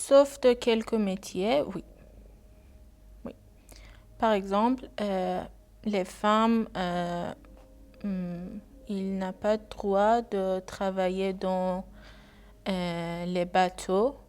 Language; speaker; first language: French; non-native, learner; Persian